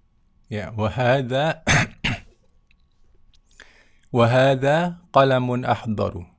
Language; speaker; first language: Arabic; non-native, fluent; Indonesian